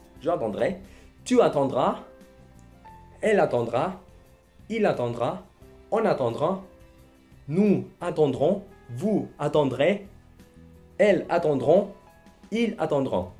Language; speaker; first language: French; non-native, fluent; Spanish